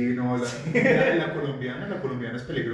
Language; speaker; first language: Spanish; non-native, fluent; English